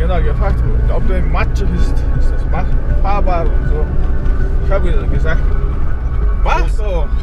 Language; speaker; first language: German; non-native, fluent; Mongolian